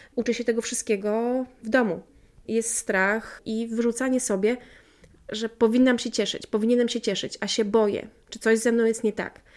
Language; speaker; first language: Polish; native; Polish